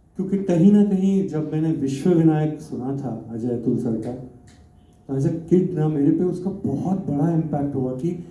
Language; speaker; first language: Hindi; non-native, local second language; Gujarati